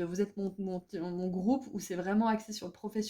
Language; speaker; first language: French; native; French